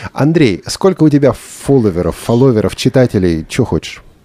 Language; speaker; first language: Russian; native; Russian